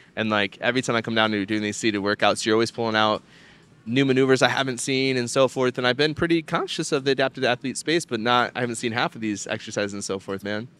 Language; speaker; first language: English; native; English